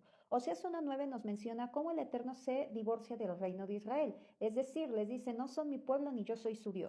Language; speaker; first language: Spanish; native; Spanish